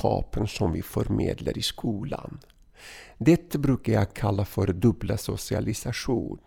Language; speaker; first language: Swedish; non-native, fluent; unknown